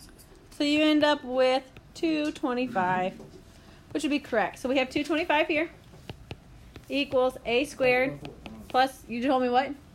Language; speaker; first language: English; native; English